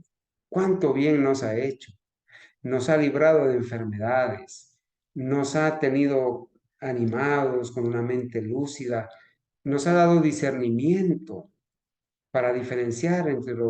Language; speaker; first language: Spanish; native; Spanish